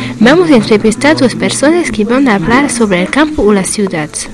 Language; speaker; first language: Spanish; non-native, learner; French